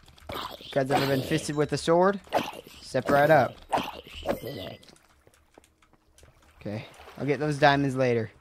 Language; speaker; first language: English; native; English